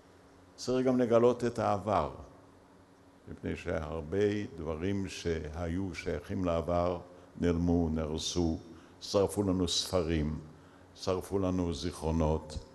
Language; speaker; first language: Hebrew; early bilingual, other home language; Yiddish